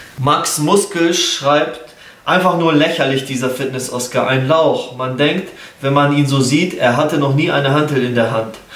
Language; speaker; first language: German; early bilingual, other home language; Polish